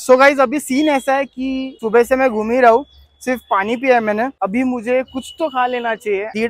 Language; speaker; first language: Hindi; non-native, local second language; Marathi